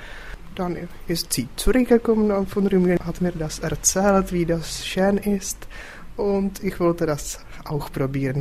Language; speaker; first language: German; non-native, fluent; Czech